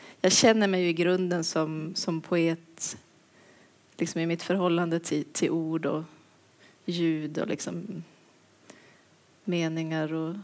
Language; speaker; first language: Swedish; native; Swedish